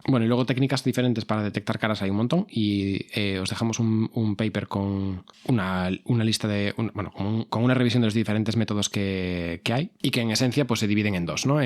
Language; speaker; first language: Spanish; native; Spanish